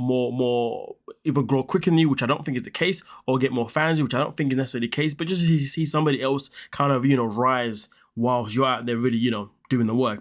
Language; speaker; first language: English; native; English